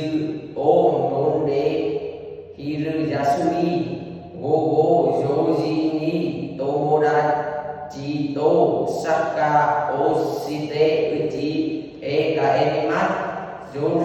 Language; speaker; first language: Japanese; non-native, learner; Vietnamese